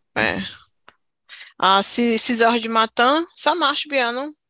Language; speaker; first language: French; non-native, learner; Portuguese